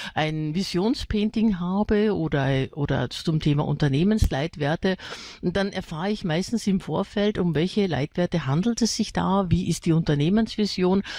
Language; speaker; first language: German; native; German